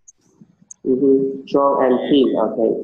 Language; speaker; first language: English; non-native, learner; Vietnamese